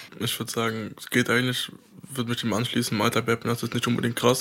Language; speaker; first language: German; native; German